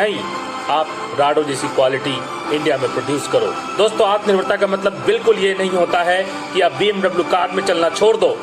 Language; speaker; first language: Hindi; native; Hindi